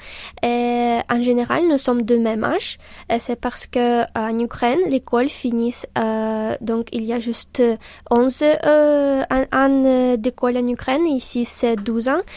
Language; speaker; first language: French; non-native, learner; Ukrainian